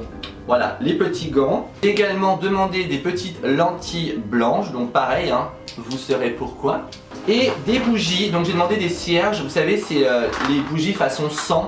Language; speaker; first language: French; native; French